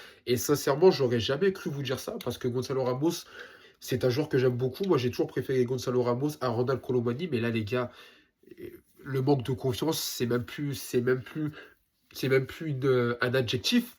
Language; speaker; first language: French; native; French